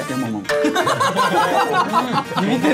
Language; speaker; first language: Japanese; native; Japanese